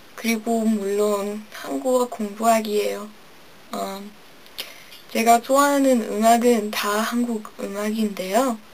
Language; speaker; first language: Korean; non-native, fluent; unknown